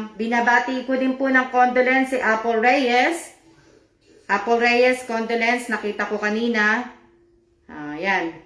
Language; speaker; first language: Filipino; native; Filipino